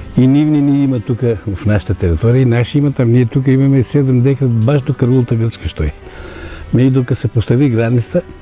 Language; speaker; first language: Macedonian; non-native, local second language; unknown